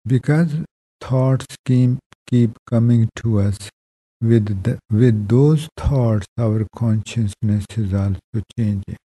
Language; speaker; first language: English; non-native, local second language; Punjabi